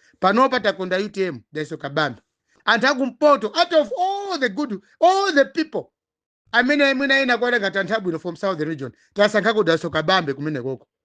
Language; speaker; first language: Nyanja; non-native, local second language; Tumbuka